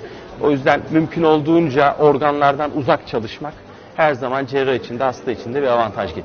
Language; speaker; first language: Turkish; native; Turkish